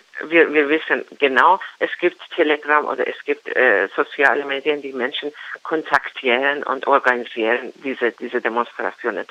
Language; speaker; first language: German; non-native, fluent; Persian